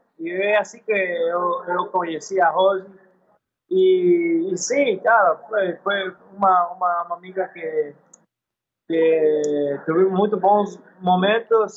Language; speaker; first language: Portuguese; non-native, learner; English